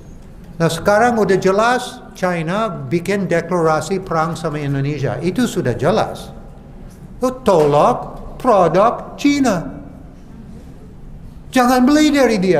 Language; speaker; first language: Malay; non-native, fluent; English